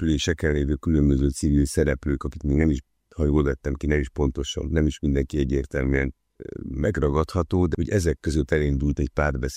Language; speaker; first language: Hungarian; native; Hungarian